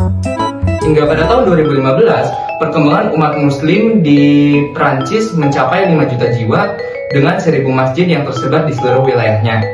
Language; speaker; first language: Indonesian; native; Indonesian